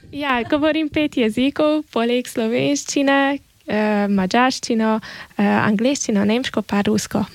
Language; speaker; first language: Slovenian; early bilingual, heritage; Slovenian